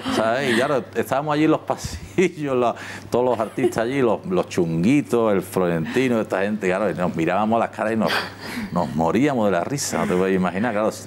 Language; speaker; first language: Spanish; native; Spanish